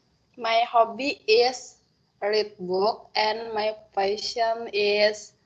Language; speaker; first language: English; non-native, learner; Indonesian